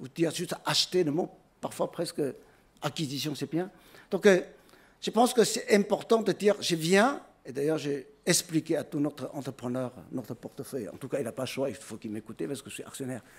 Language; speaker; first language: French; non-native, fluent; Chinese